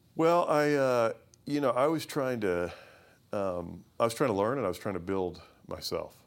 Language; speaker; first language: English; native; English